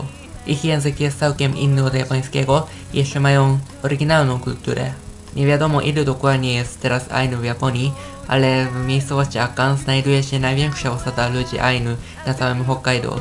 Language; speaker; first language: Polish; non-native, fluent; Japanese